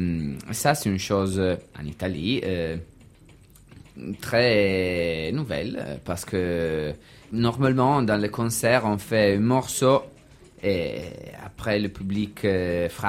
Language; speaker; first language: French; non-native, learner; Italian